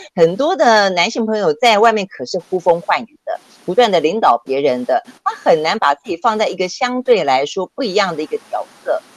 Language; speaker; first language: Chinese; native; Chinese